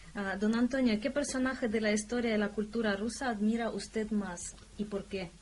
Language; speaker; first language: Spanish; non-native, fluent; Russian